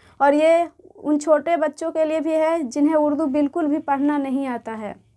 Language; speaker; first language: Hindi; native; Hindi